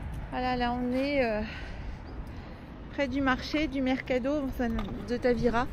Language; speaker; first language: French; native; French